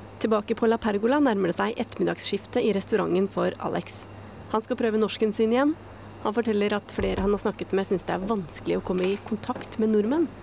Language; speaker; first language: Norwegian; native; Norwegian